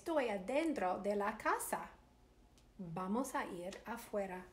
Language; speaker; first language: Spanish; non-native, fluent; English